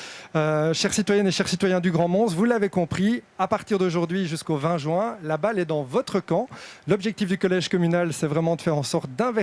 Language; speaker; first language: French; native; French